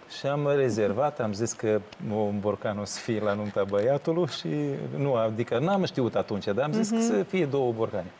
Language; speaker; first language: Romanian; native; Romanian